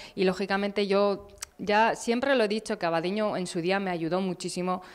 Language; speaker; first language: Spanish; native; Spanish